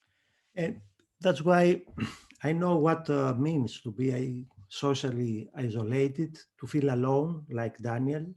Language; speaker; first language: English; non-native, fluent; Greek